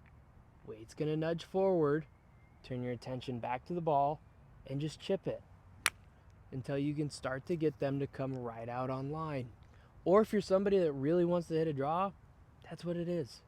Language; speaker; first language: English; native; English